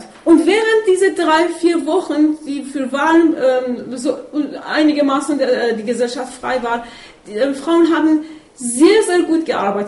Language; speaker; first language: German; non-native, fluent; Persian